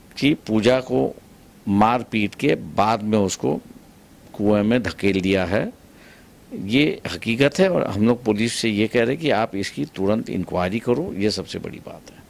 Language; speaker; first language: Hindi; non-native, local second language; Marathi